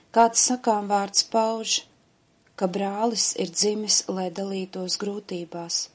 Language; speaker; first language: Latvian; native; Latvian